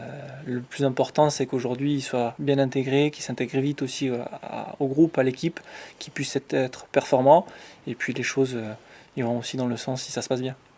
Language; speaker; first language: French; native; French